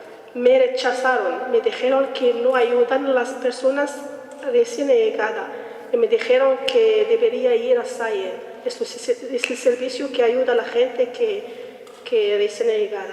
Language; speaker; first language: Spanish; non-native, learner; Arabic